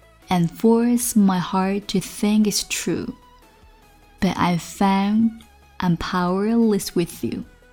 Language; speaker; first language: English; non-native, fluent; Chinese